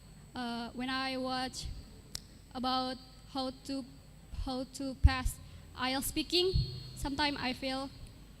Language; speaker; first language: English; non-native, learner; Indonesian